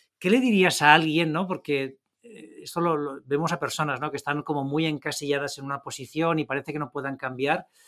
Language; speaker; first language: Spanish; native; Spanish